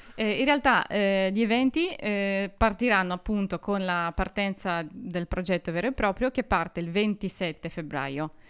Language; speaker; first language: Italian; non-native, fluent; Russian